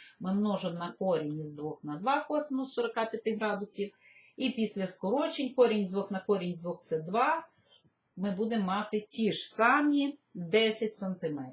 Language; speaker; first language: Ukrainian; native; Ukrainian